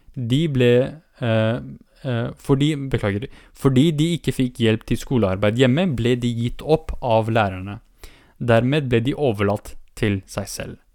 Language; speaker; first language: Norwegian; early bilingual, other home language; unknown